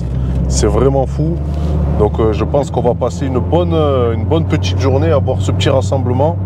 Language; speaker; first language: French; native; French